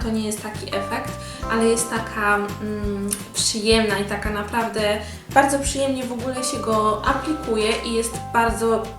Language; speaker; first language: Polish; native; Polish